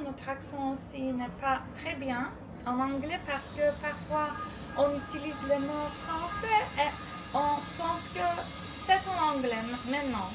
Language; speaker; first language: French; non-native, fluent; Turkish